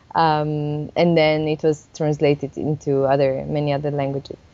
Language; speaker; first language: English; non-native, fluent; Italian